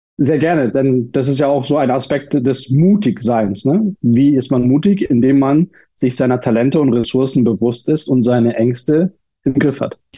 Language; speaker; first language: German; early bilingual, other home language; Turkish